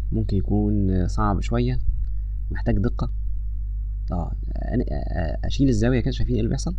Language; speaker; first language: Arabic; native; Arabic